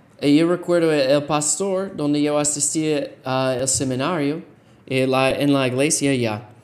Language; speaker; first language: Spanish; non-native, fluent; English